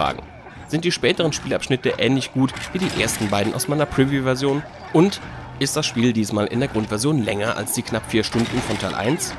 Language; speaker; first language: German; native; German